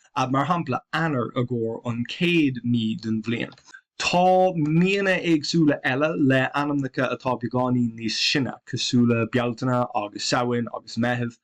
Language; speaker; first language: Irish; non-native, local second language; English